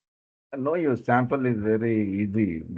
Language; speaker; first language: English; non-native, learner; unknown